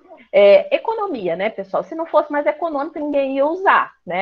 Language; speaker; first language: Portuguese; native; Portuguese